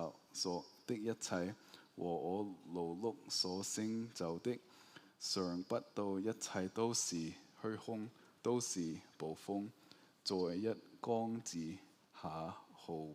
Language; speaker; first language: Cantonese; early bilingual, heritage; Cantonese